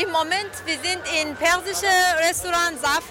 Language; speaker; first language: German; non-native, learner; Persian